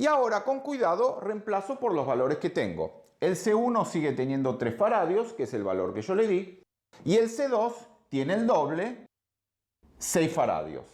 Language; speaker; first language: Spanish; native; Spanish